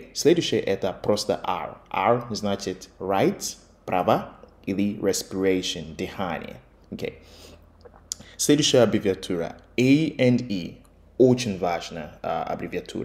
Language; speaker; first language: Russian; non-native, fluent; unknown